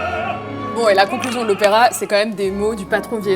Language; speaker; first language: French; native; French